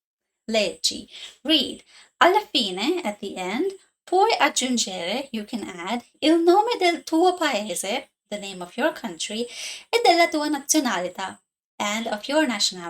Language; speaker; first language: Italian; non-native, learner; English